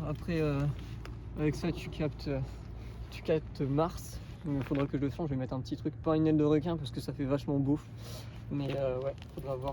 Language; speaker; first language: French; native; French